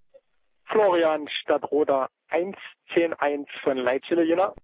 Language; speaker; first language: German; native; German